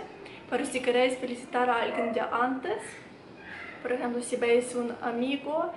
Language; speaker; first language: Spanish; non-native, fluent; Russian